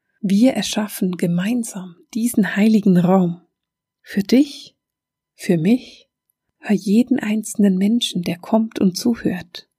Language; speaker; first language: German; native; German